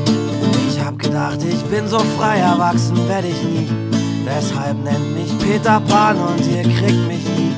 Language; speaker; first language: German; native; German